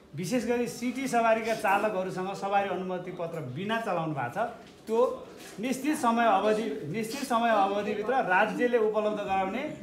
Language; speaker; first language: Nepali; native; Nepali